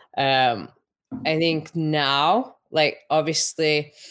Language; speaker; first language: English; native; English